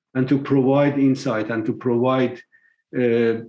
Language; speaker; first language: English; non-native, fluent; Persian